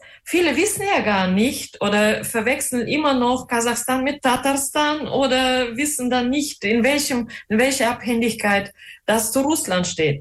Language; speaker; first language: German; non-native, fluent; Russian